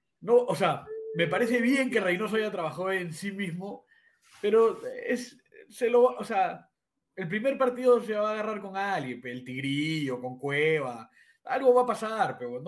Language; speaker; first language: Spanish; native; Spanish